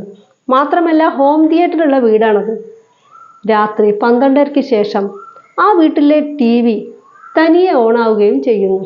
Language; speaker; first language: Malayalam; native; Malayalam